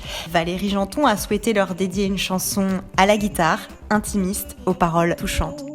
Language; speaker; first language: French; native; French